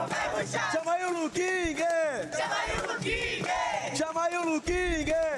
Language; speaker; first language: Portuguese; native; Portuguese